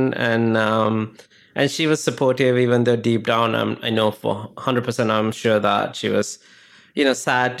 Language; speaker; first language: English; non-native, local second language; Sinhala